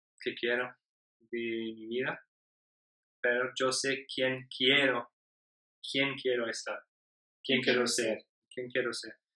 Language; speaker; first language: Spanish; non-native, learner; English